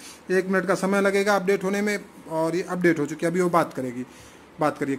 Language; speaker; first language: Hindi; native; Hindi